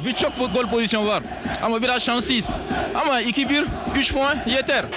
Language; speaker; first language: Turkish; non-native, learner; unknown